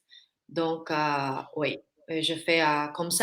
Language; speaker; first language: French; non-native, learner; Filipino